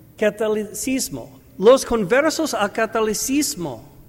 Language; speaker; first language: Spanish; non-native, learner; English